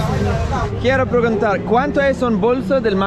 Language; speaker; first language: Spanish; non-native, learner; Arabic